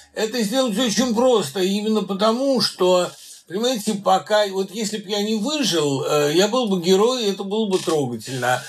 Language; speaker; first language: Russian; native; Russian